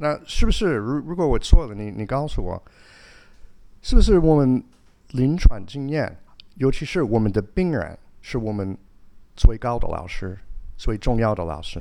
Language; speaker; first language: Chinese; non-native, fluent; English